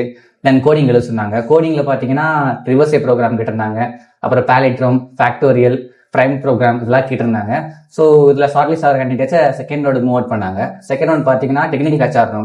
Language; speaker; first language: Tamil; native; Tamil